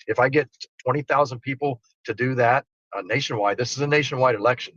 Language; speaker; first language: English; native; English